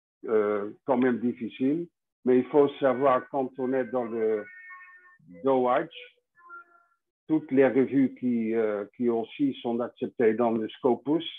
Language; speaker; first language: French; non-native, fluent; Dutch